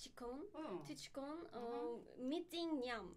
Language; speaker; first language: English; non-native, learner; Korean